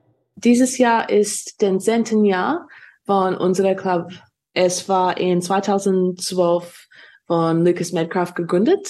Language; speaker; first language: German; non-native, fluent; English